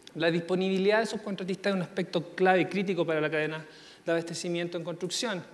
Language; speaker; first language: Spanish; native; Spanish